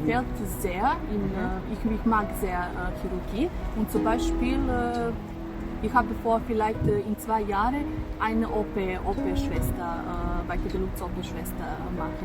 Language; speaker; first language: German; non-native, learner; Serbian